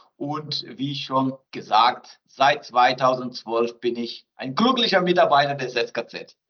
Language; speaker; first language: German; non-native, fluent; Portuguese